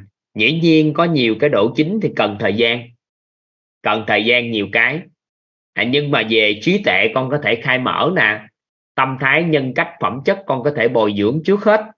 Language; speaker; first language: Vietnamese; native; Vietnamese